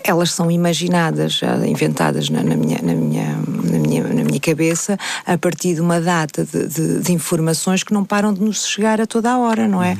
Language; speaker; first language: Portuguese; native; Portuguese